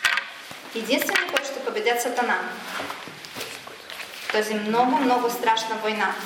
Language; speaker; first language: Bulgarian; non-native, fluent; Russian